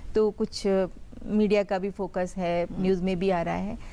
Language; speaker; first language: Hindi; native; Hindi